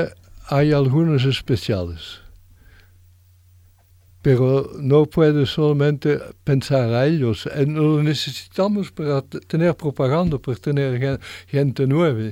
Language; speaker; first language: Spanish; non-native, fluent; French